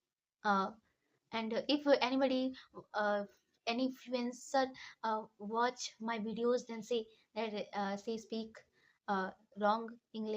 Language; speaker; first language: English; non-native, learner; Hindi